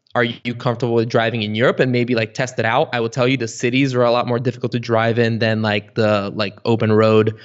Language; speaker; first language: English; early bilingual, other home language; Bulgarian